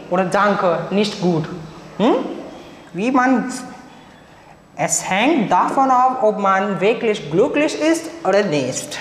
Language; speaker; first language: German; non-native, fluent; Marathi